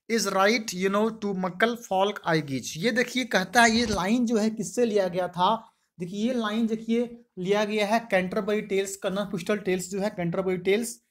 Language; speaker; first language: Hindi; native; Hindi